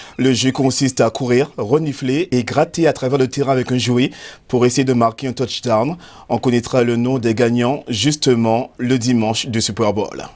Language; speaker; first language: French; native; French